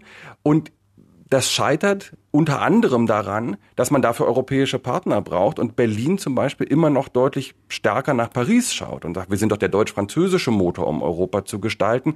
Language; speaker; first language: German; native; German